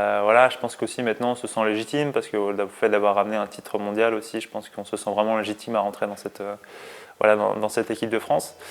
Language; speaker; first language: French; native; French